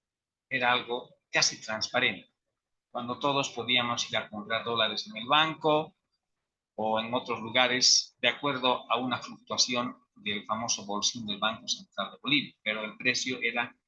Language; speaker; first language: Spanish; native; Spanish